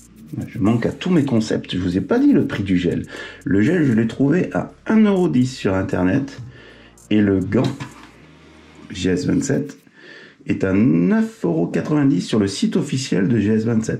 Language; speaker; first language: French; native; French